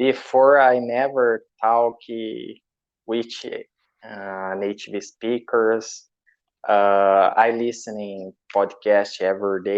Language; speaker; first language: English; non-native, learner; Portuguese